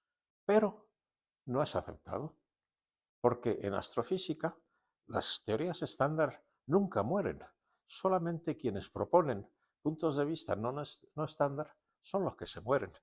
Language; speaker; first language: Spanish; native; Spanish